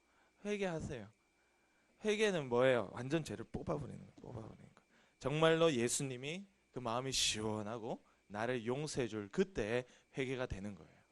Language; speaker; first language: Korean; native; Korean